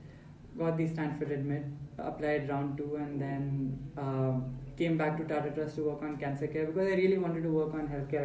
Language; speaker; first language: English; non-native, local second language; Hindi